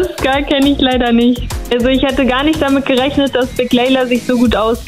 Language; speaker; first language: German; native; German